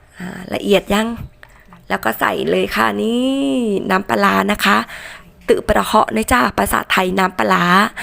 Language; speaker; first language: Thai; non-native, local second language; Northern Khmer